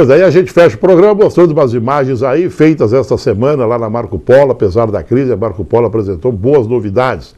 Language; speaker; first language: Portuguese; native; Portuguese